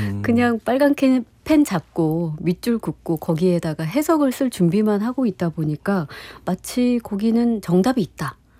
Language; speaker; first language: Korean; native; Korean